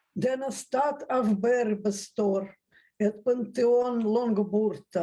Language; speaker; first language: Swedish; non-native, fluent; Russian